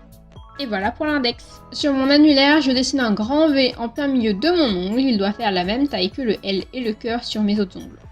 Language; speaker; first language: French; native; French